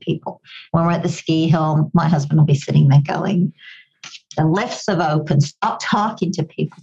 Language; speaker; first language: English; native; English